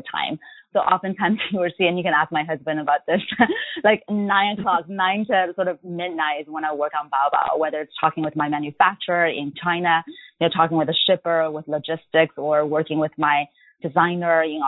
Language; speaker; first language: English; non-native, fluent; Chinese